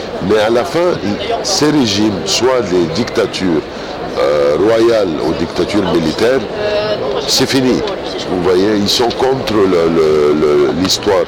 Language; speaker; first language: French; non-native, fluent; Arabic